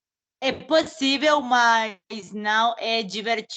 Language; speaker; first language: Portuguese; non-native, learner; Spanish